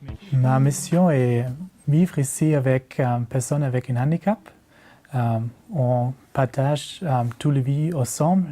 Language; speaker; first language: French; non-native, learner; German